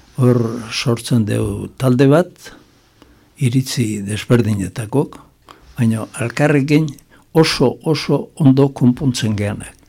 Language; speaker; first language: Basque; native; Basque